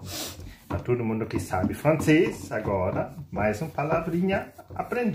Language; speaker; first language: Portuguese; non-native, fluent; German